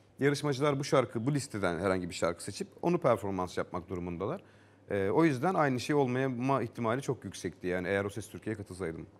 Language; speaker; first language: Turkish; native; Turkish